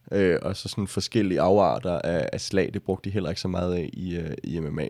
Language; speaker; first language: Danish; native; Danish